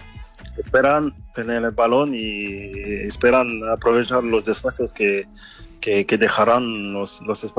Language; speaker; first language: Spanish; non-native, fluent; French